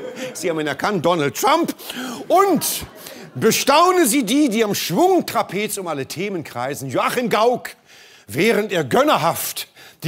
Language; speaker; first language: German; native; German